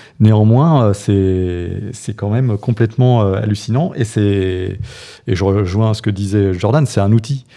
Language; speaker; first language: French; native; French